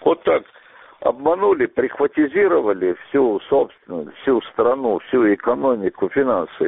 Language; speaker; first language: Russian; non-native, local second language; Uzbek